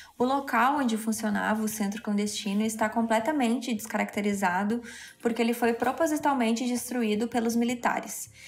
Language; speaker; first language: Portuguese; native; Portuguese